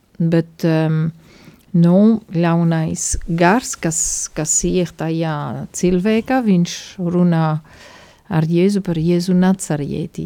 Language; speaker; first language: Latvian; non-native, fluent; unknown